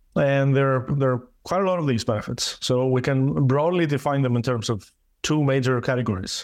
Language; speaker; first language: English; non-native, fluent; Greek